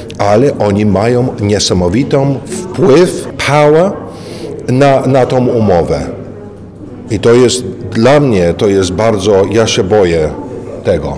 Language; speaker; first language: Polish; early bilingual, heritage; Polish